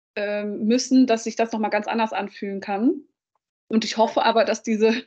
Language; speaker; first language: German; early bilingual, other home language; Dutch